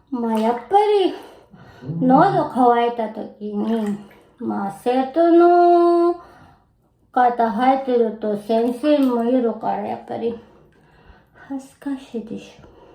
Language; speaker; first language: Japanese; non-native, learner; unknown